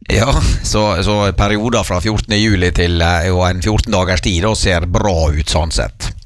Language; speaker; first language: Norwegian; native; Norwegian